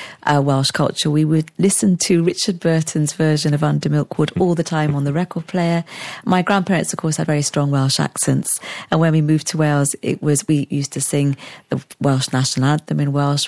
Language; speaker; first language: English; native; English